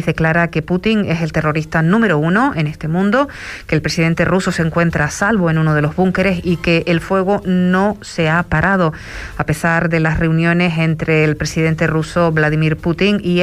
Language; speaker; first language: Spanish; native; Spanish